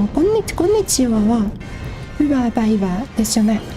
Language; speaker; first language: Japanese; non-native, learner; English